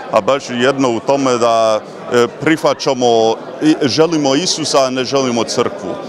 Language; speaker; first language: Croatian; early bilingual, heritage; Croatian